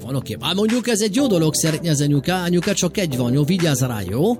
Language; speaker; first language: Hungarian; native; Hungarian